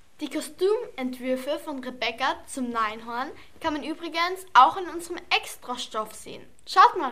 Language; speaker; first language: German; native; German